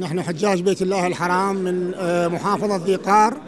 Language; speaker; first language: Arabic; native; Arabic